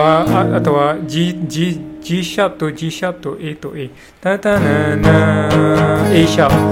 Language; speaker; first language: Japanese; non-native, learner; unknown